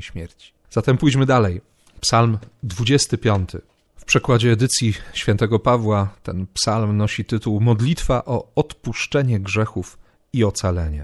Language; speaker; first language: Polish; native; Polish